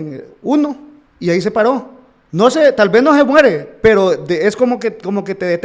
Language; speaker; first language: Spanish; native; Spanish